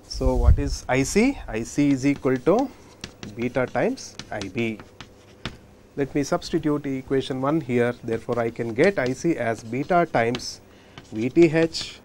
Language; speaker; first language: English; non-native, local second language; Kannada